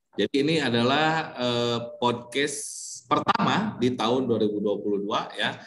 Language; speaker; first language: Indonesian; early bilingual, heritage; Indonesian